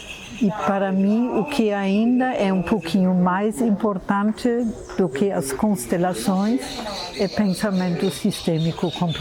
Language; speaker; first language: Portuguese; non-native, fluent; German